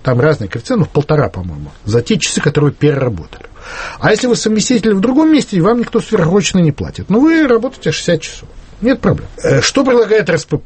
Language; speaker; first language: Russian; native; Russian